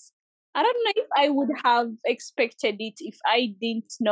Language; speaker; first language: English; non-native, local second language; Ganda